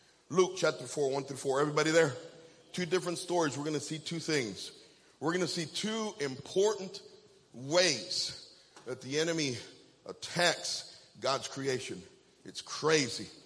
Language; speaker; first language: English; early bilingual, other home language; Spanish